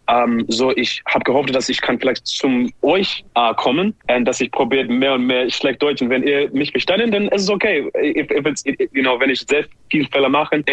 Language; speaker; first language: German; non-native, learner; English